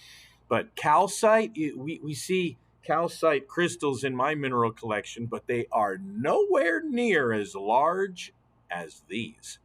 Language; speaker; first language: English; native; English